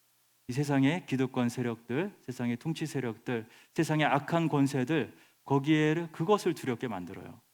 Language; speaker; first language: Korean; native; Korean